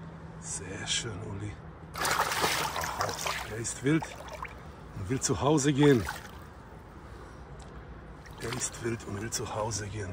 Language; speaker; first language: German; non-native, learner; Slovenian